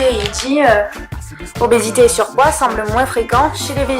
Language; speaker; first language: French; native; French